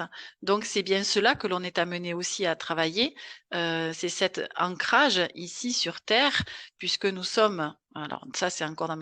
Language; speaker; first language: French; native; French